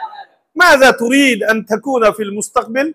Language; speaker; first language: Arabic; non-native, fluent; Bangla